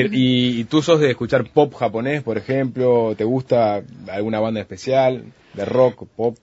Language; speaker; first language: Spanish; native; Spanish